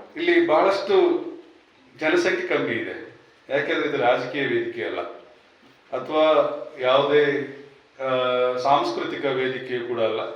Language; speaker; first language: Kannada; native; Kannada